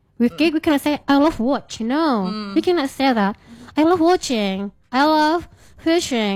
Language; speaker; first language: English; non-native, fluent; Indonesian